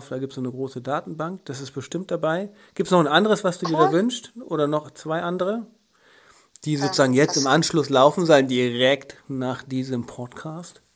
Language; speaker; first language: German; native; German